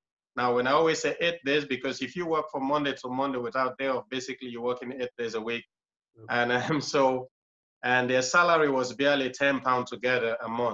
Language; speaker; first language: English; non-native, local second language; Krio